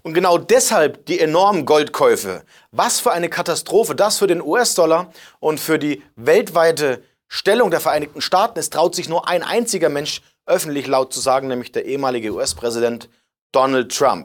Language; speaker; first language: German; native; German